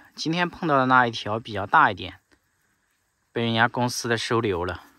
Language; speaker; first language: Chinese; native; Chinese